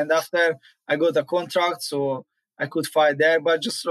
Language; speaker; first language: English; non-native, learner; Hungarian